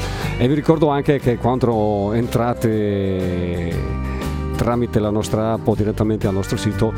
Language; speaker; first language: Italian; native; Italian